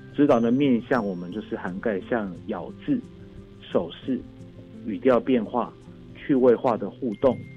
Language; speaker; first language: Chinese; native; Chinese